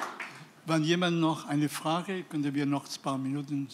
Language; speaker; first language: German; non-native, fluent; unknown